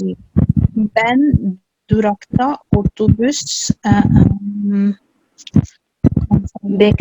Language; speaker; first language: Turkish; non-native, learner; Urdu